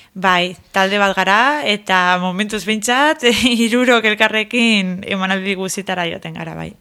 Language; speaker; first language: Basque; non-native, local second language; Spanish